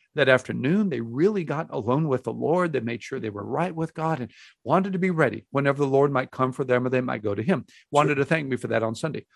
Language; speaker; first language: English; native; English